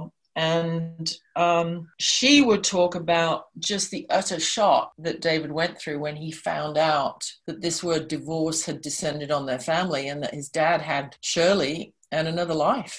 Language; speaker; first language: English; native; English